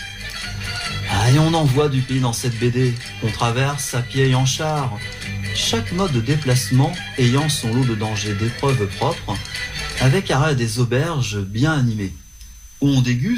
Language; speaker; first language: French; native; French